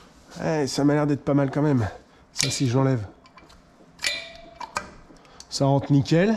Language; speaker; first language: French; native; French